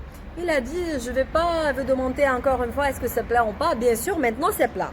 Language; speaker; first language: French; non-native, learner; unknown